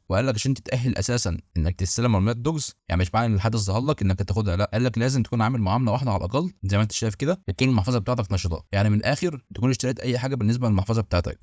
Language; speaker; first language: Arabic; native; Arabic